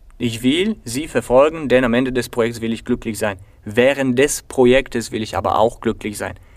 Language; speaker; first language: German; non-native, fluent; Bulgarian